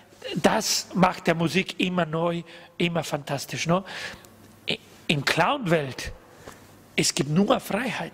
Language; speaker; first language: German; non-native, learner; Spanish